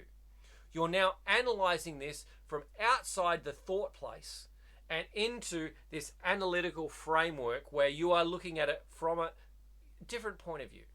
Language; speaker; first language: English; native; English